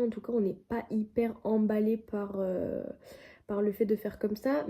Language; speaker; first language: French; native; French